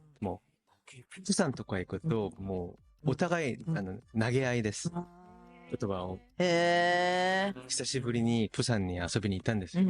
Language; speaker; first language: Japanese; non-native, fluent; Korean